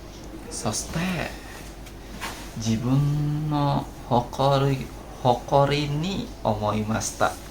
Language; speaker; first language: Japanese; non-native, learner; Indonesian